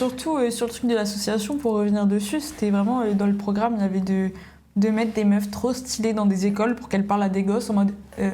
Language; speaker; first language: French; native; French